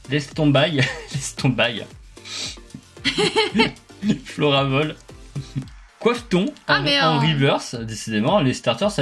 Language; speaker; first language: French; native; French